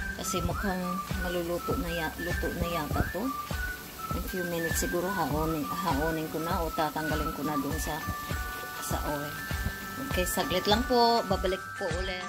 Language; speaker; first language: Filipino; non-native, local second language; Cebuano